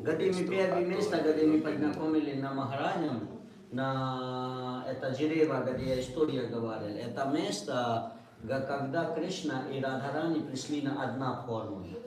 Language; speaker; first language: Russian; non-native, learner; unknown